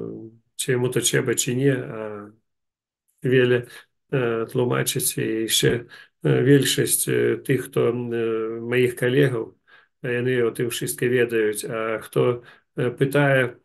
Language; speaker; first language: Polish; non-native, learner; Russian